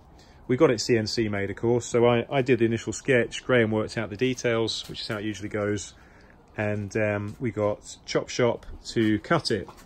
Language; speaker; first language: English; native; English